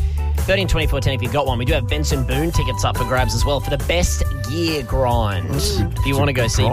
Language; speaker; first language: English; native; English